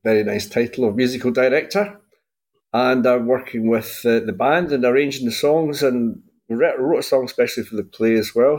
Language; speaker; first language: English; native; English